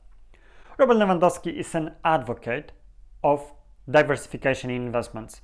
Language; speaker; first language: English; non-native, fluent; Polish